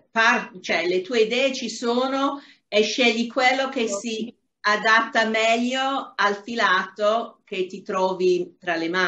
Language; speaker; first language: Italian; non-native, fluent; English